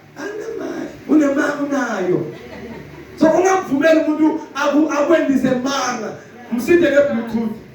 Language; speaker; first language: Zulu; non-native, local second language; Swati